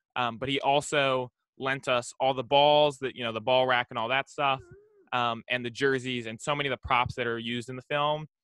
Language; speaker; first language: English; native; English